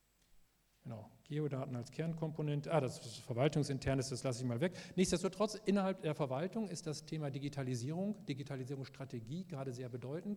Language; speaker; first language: German; native; German